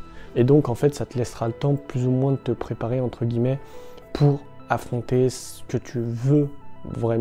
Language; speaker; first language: French; native; French